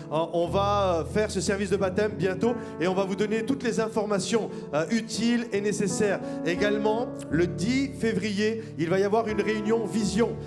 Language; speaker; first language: French; native; French